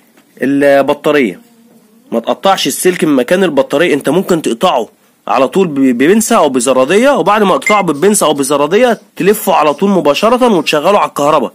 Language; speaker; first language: Arabic; native; Arabic